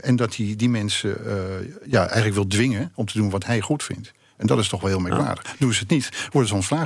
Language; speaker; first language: Dutch; native; Dutch